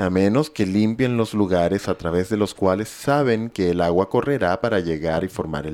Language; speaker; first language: Spanish; native; Spanish